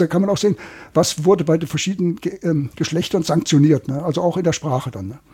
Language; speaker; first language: German; native; German